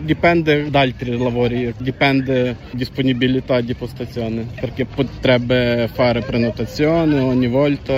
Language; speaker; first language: Italian; non-native, learner; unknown